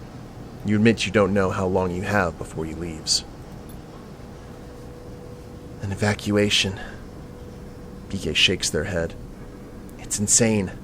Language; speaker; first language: English; native; English